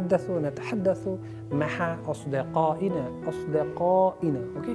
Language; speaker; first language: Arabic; non-native, fluent; Urdu